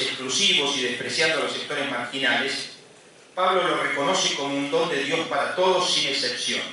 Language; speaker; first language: Spanish; native; Spanish